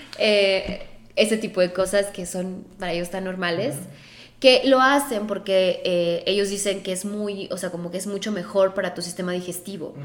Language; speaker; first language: Spanish; native; Spanish